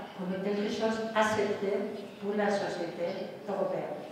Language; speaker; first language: French; non-native, fluent; Spanish